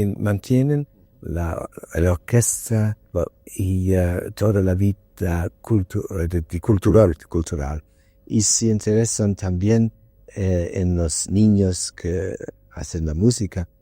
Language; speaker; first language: Spanish; non-native, learner; English